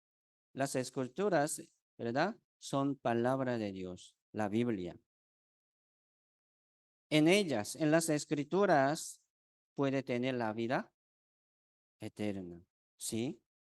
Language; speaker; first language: Spanish; non-native, fluent; Korean